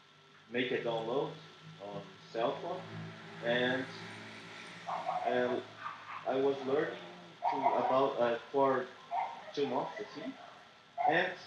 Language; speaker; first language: English; non-native, learner; Portuguese